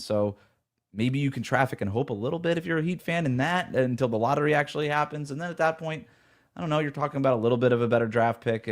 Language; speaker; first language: English; native; English